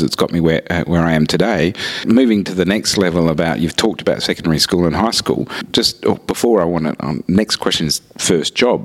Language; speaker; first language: English; native; English